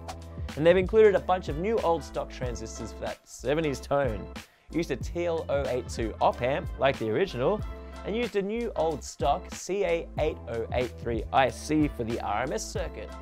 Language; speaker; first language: English; native; English